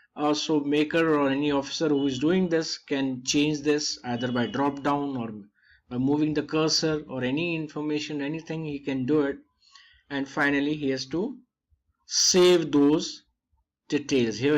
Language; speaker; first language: English; non-native, local second language; Hindi